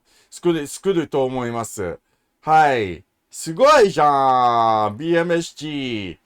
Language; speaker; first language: Japanese; non-native, learner; English